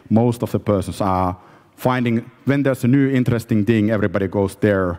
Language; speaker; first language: English; non-native, fluent; Finnish